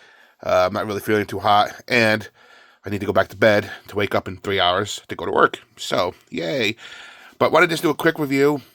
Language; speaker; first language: English; native; English